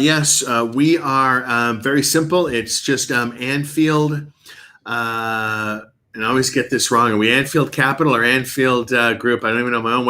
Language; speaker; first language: English; native; English